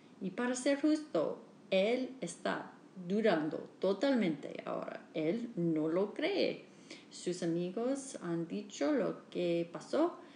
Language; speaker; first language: Spanish; non-native, learner; English